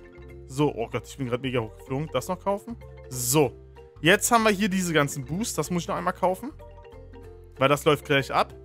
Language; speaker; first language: German; native; German